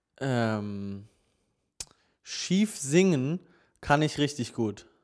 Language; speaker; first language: German; native; German